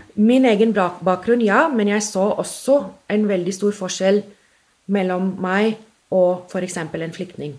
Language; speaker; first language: Norwegian; non-native, fluent; English